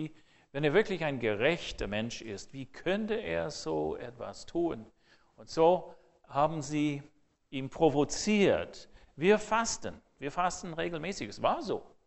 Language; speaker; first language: German; non-native, fluent; English